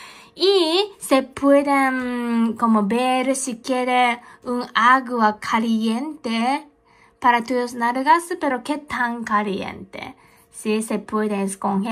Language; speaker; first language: Spanish; non-native, learner; Japanese